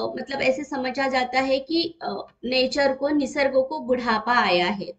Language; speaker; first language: Hindi; non-native, local second language; Marathi